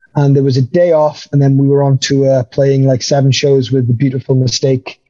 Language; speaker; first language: English; native; English